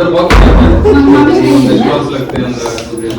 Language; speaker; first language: Hindi; non-native, local second language; Bangla